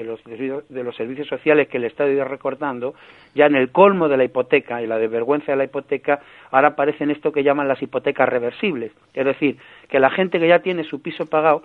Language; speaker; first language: Spanish; native; Spanish